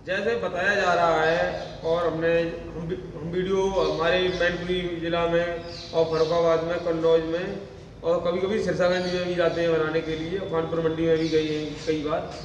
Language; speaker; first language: Hindi; native; Hindi